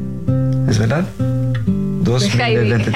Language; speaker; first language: Spanish; non-native, fluent; Faroese